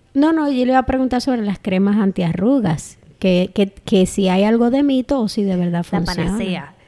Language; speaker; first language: Spanish; native; Spanish